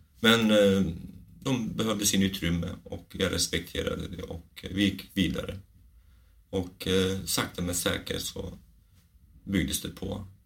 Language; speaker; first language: Swedish; non-native, fluent; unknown